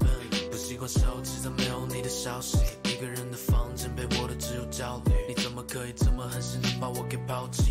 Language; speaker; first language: Chinese; native; Chinese